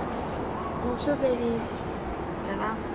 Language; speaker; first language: French; non-native, learner; English